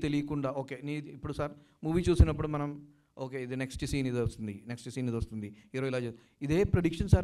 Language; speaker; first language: Telugu; non-native, learner; Malayalam